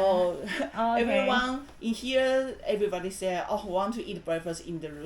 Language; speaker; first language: English; non-native, learner; Chinese